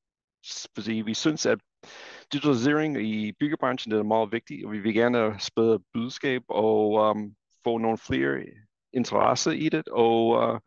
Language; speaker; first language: Danish; non-native, fluent; English